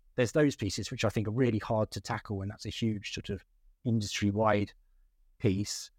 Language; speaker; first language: English; native; English